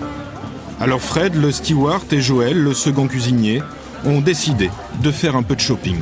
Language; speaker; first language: French; native; French